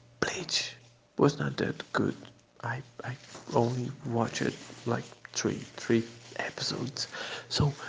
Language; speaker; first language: English; non-native, fluent; Portuguese